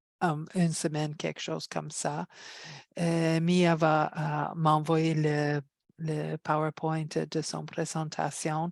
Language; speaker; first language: French; non-native, fluent; English